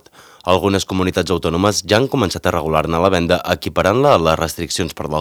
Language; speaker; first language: Catalan; native; Catalan